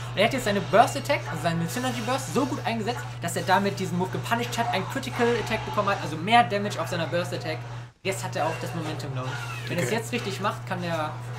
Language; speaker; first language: German; native; German